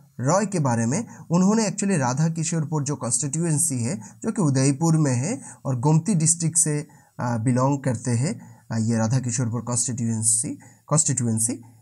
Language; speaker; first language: Hindi; non-native, local second language; Bangla